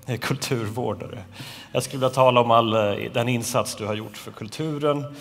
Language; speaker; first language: Swedish; native; Swedish